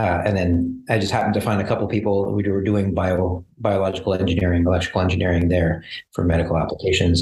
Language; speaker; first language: English; native; English